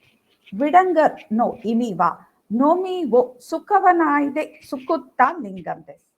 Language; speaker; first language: Japanese; non-native, learner; Tamil